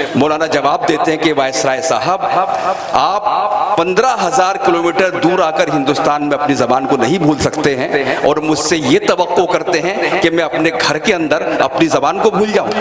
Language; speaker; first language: Urdu; native; Urdu